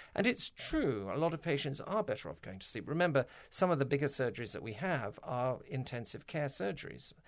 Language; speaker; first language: English; native; English